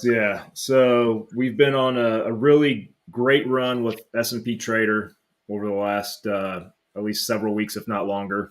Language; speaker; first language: English; native; English